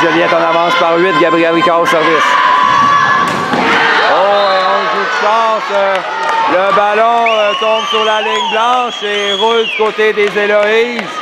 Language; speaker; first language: French; native; French